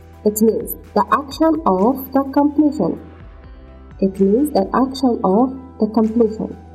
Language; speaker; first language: English; non-native, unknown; Persian